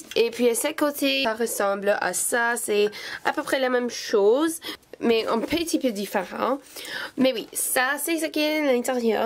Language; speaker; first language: French; non-native, fluent; English